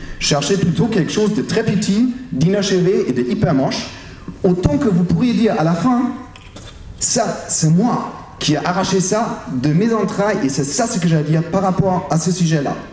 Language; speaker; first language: French; non-native, fluent; German